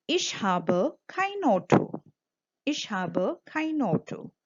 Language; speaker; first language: German; non-native, fluent; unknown